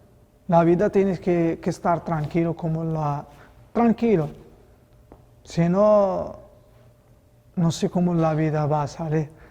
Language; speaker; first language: Spanish; non-native, learner; Arabic